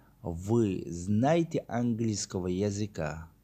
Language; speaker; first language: Russian; non-native, learner; Tajik